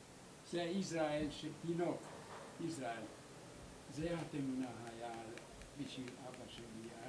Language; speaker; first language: Hebrew; non-native, learner; German